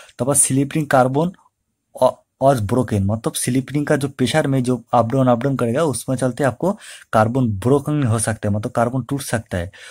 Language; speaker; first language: Hindi; non-native, local second language; Bangla